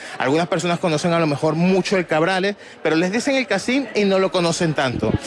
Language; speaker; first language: Spanish; native; Spanish